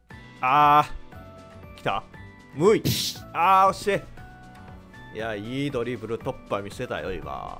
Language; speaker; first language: Japanese; native; Japanese